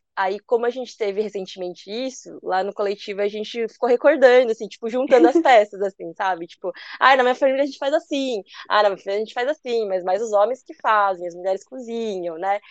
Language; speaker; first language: Portuguese; early bilingual, other home language; Korean